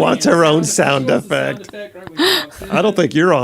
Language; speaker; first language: English; native; English